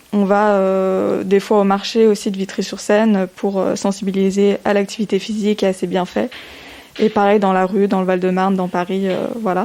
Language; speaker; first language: French; native; French